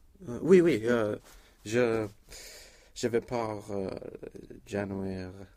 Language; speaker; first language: French; non-native, learner; Swedish